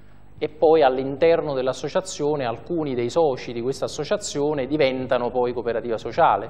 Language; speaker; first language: Italian; native; Italian